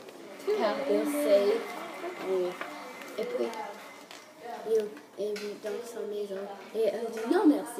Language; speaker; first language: French; non-native, learner; English